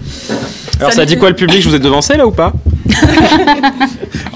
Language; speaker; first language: French; native; French